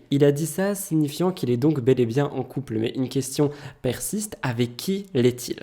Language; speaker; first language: French; native; French